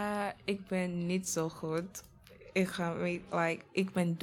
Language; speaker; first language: Dutch; non-native, learner; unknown